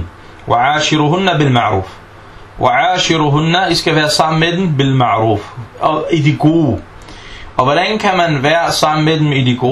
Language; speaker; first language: Danish; non-native, fluent; Arabic